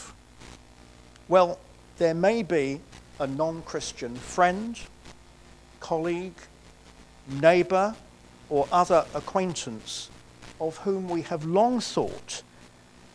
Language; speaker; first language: English; native; English